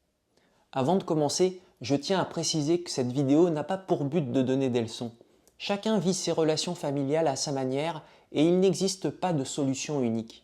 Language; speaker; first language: French; native; French